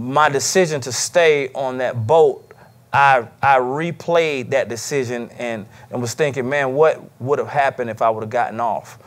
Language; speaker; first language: English; native; English